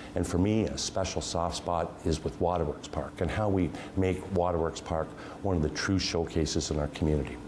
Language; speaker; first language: English; native; English